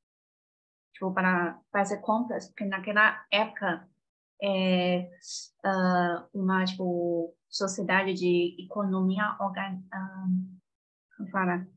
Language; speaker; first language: Portuguese; non-native, fluent; Chinese